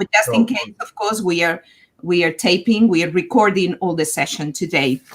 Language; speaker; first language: English; non-native, fluent; Catalan